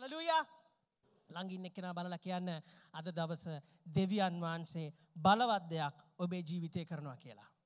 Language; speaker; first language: Sinhala; non-native, local second language; Tamil